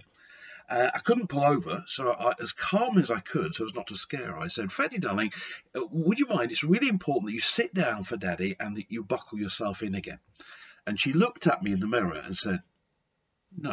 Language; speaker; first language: English; native; English